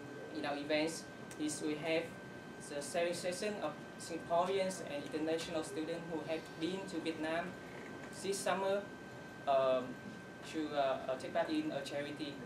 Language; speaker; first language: English; non-native, learner; Vietnamese